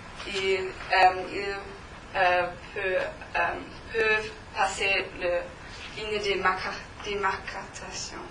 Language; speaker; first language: French; non-native, learner; German